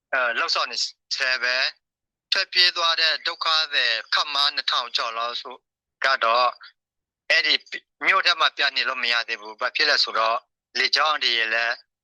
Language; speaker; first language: Burmese; non-native, local second language; S'gaw Karen